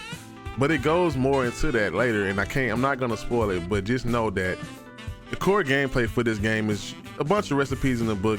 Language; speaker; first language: English; native; English